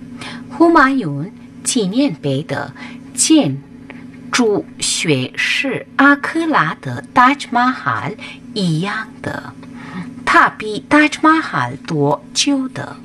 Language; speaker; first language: Chinese; non-native, fluent; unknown